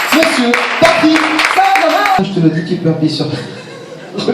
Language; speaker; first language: French; native; French